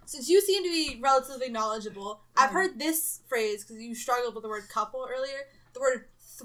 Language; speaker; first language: English; native; English